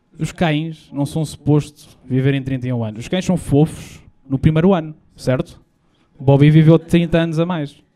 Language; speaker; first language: Portuguese; native; Portuguese